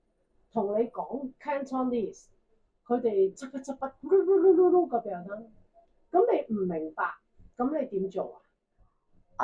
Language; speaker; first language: Cantonese; native; Cantonese